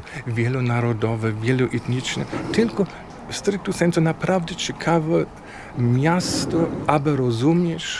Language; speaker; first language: Polish; non-native, fluent; German